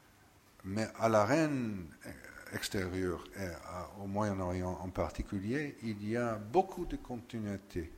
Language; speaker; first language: French; non-native, fluent; English